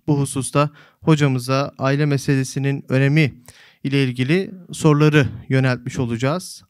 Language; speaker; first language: Turkish; native; Turkish